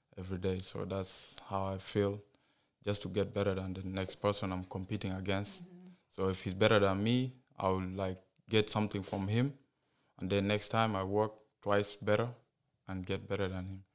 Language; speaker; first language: English; non-native, fluent; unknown